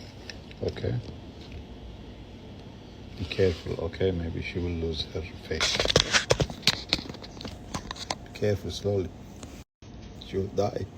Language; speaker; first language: English; non-native, learner; Arabic